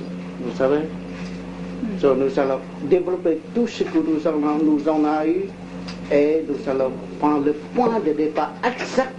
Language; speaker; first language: French; non-native, local second language; Vietnamese